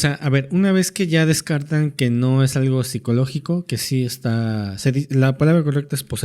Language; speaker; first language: Spanish; native; Spanish